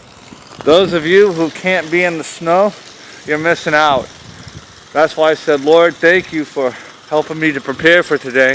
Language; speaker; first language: English; native; English